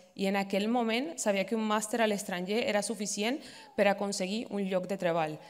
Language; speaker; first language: Catalan; non-native, fluent; Spanish